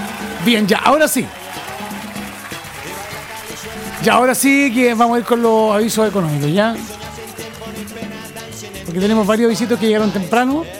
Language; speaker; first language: Spanish; native; Spanish